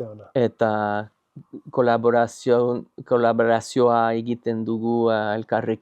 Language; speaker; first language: Basque; non-native, learner; English